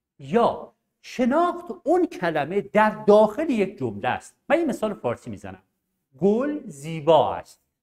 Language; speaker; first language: Persian; non-native, local second language; Arabic